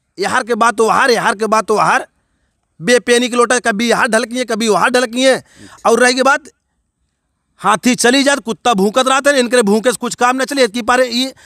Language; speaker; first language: Hindi; native; Hindi